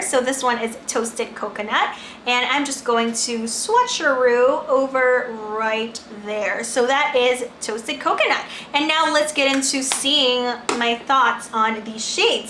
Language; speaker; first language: English; non-native, local second language; Filipino